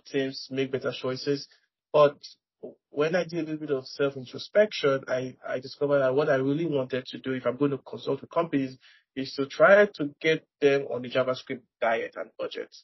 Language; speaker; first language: English; non-native, local second language; Yoruba